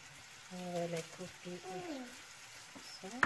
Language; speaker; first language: French; non-native, local second language; Arabic